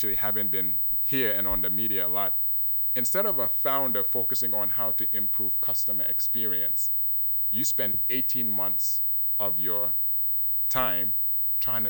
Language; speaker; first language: English; non-native, local second language; Wolof